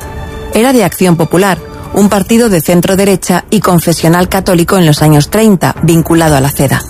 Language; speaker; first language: Spanish; native; Spanish